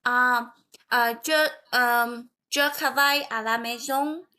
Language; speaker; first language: French; non-native, learner; Vietnamese